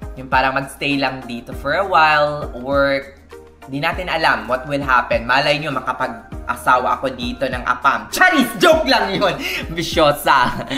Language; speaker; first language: Filipino; native; Filipino